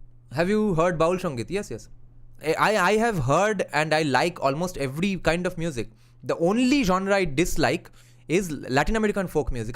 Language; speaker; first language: English; non-native, local second language; Bangla